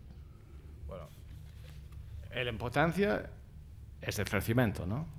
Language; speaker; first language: Spanish; non-native, fluent; English